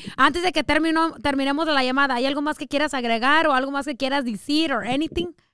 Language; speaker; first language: Spanish; early bilingual, heritage; Spanish